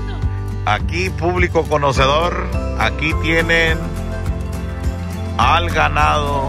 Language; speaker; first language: Spanish; native; Spanish